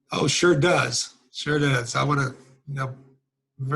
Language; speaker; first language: English; native; English